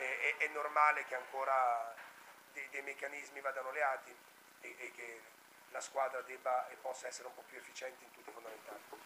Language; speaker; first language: Italian; native; Italian